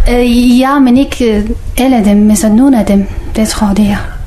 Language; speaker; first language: Danish; non-native, learner; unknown